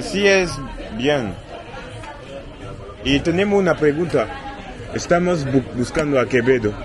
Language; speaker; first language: Spanish; non-native, learner; French